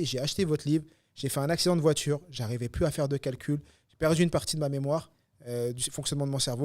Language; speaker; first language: French; native; French